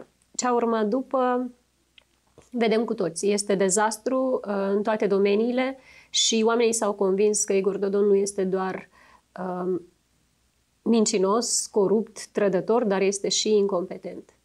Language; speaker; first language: Romanian; native; Romanian